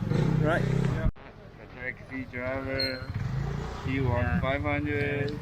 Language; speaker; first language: English; non-native, learner; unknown